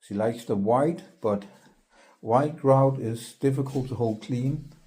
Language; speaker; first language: English; non-native, fluent; Danish